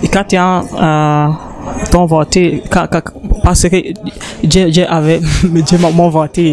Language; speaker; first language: French; non-native, learner; Rundi